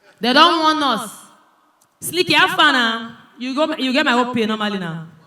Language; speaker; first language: Nigerian Pidgin; native; Nigerian Pidgin